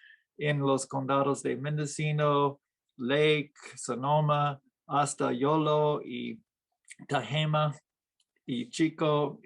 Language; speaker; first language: Spanish; non-native, fluent; English